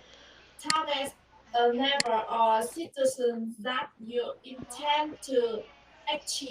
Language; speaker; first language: English; non-native, learner; Vietnamese